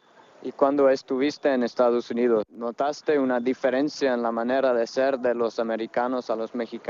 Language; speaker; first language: Spanish; native; Spanish